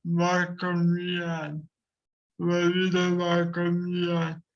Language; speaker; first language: Spanish; non-native, local second language; Catalan